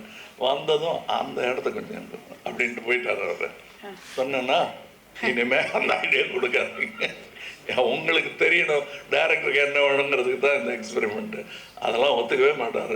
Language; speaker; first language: Tamil; native; Tamil